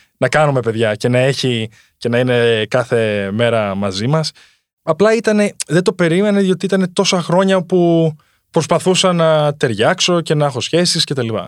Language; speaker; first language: Greek; early bilingual, heritage; Greek